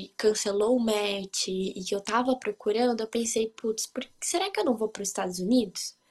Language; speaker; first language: Portuguese; native; Portuguese